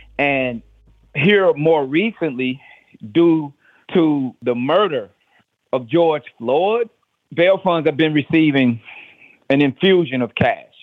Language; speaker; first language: English; native; English